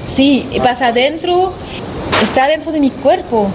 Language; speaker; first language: Spanish; non-native, learner; French